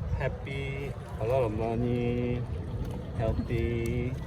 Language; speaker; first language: English; non-native, learner; Korean